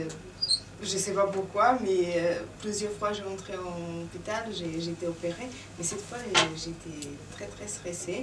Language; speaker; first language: French; non-native, fluent; Serbian